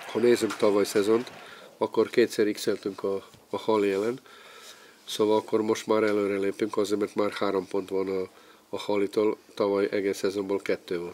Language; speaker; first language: Hungarian; non-native, fluent; Serbian